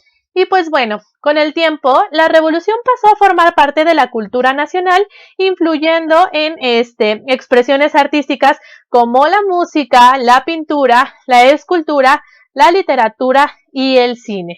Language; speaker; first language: Spanish; native; Spanish